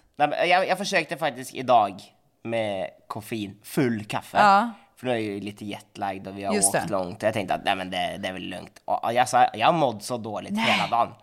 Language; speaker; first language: Swedish; non-native, fluent; Norwegian